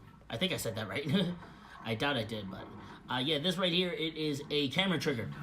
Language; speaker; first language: English; native; English